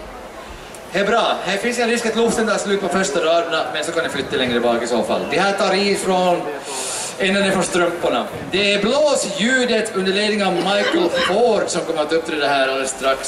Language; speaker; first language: Swedish; native; Swedish